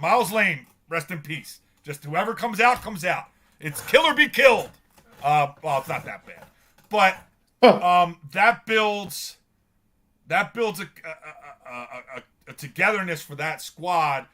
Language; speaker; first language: English; native; English